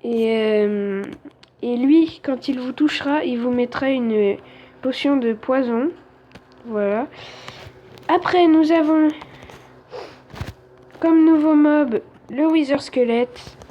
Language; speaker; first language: French; native; French